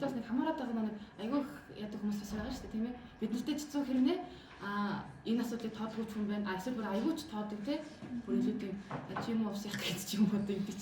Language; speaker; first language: Mongolian; native; Mongolian